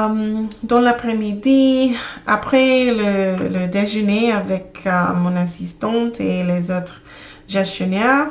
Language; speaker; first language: French; non-native, learner; English